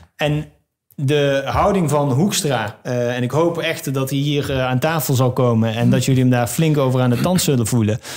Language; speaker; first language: Dutch; native; Dutch